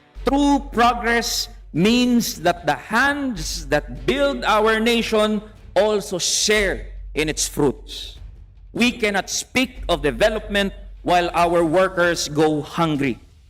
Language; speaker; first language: English; non-native, local second language; Filipino